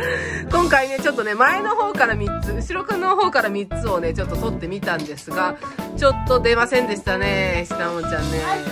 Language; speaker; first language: Japanese; native; Japanese